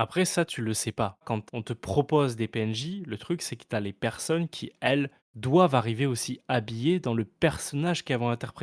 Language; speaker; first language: French; native; French